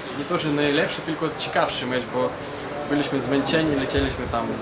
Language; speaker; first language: Polish; non-native, fluent; Russian